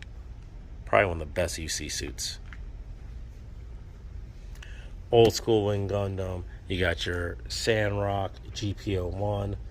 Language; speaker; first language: English; native; English